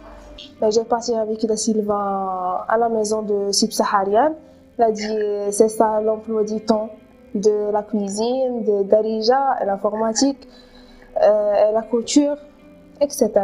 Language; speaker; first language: French; non-native, local second language; Arabic